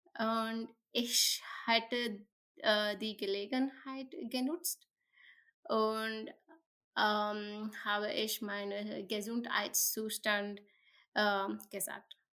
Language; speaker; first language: German; non-native, learner; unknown